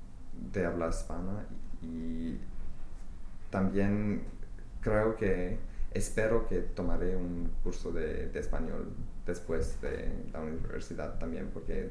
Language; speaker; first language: Spanish; non-native, fluent; English